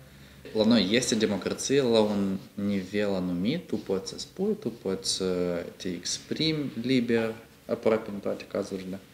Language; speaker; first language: Romanian; non-native, local second language; Russian